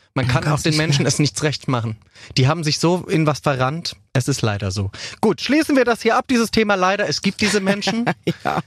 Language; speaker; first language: German; native; German